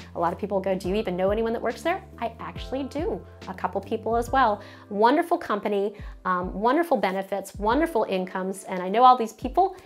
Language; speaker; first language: English; native; English